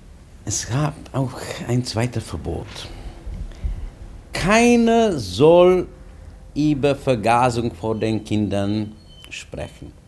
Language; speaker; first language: German; non-native, fluent; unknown